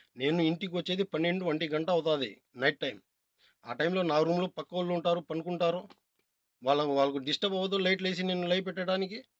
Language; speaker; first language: Telugu; non-native, local second language; Urdu